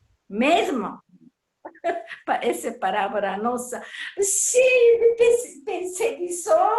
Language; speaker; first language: Portuguese; non-native, learner; Japanese